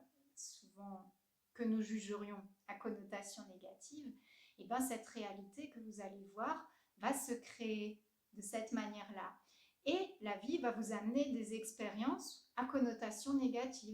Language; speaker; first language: French; native; French